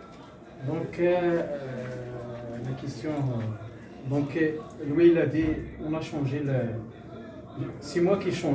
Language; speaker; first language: French; non-native, local second language; Arabic